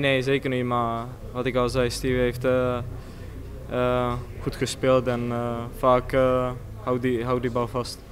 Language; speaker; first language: Dutch; non-native, fluent; Czech